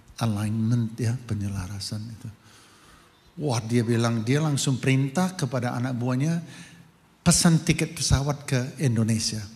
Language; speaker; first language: Indonesian; non-native, fluent; English